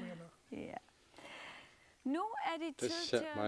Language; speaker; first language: Danish; non-native, local second language; Kalaallisut